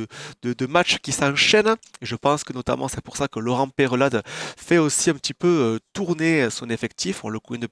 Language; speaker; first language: French; native; French